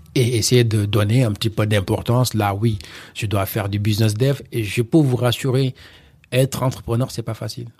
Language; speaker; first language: French; non-native, local second language; Wolof